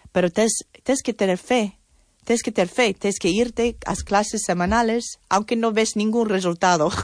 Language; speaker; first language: Spanish; non-native, fluent; English